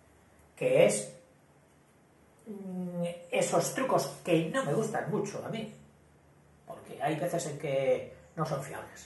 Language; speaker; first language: Spanish; native; Spanish